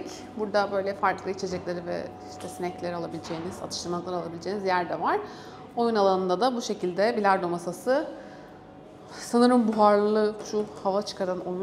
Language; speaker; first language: Turkish; native; Turkish